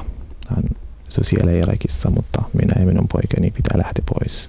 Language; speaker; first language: Finnish; non-native, learner; Arabic